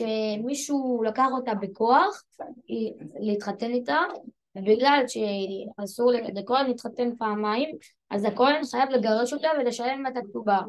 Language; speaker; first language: Hebrew; early bilingual, other home language; French